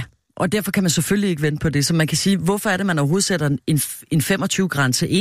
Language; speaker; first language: Danish; native; Danish